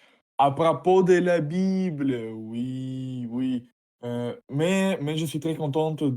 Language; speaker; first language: French; non-native, learner; Russian